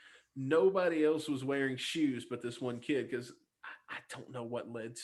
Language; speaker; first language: English; native; English